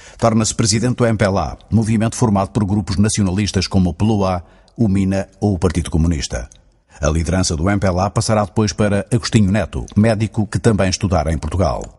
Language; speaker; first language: Portuguese; native; Portuguese